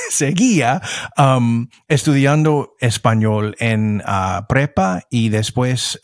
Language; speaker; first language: Spanish; non-native, fluent; English